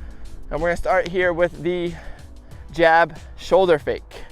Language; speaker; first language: English; native; English